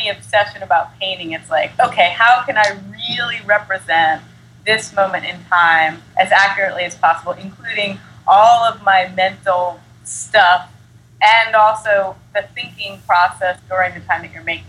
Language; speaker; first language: English; native; English